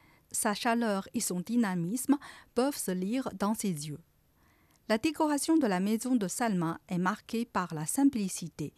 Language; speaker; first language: French; non-native, fluent; Chinese